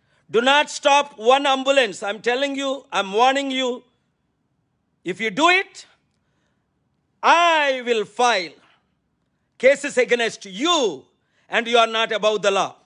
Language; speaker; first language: English; non-native, local second language; Telugu